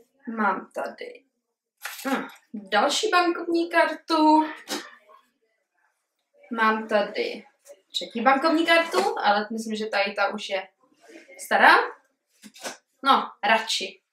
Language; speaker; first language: Czech; early bilingual, heritage; Czech